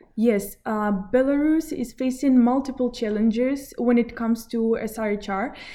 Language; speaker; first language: English; non-native, fluent; Belarusian